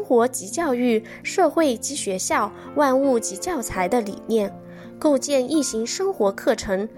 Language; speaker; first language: Chinese; native; Chinese